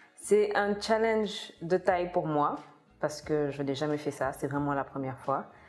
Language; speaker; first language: French; non-native, local second language; Kabuverdianu